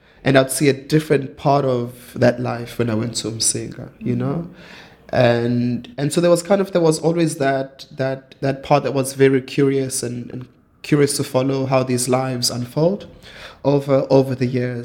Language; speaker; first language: English; non-native, local second language; Zulu